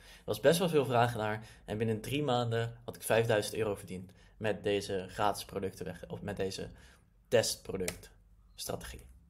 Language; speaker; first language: Dutch; native; Dutch